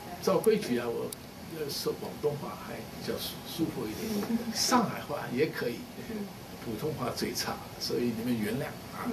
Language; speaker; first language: Chinese; non-native, local second language; Cantonese